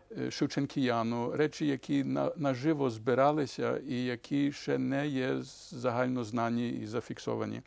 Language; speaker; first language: Ukrainian; early bilingual, heritage; Ukrainian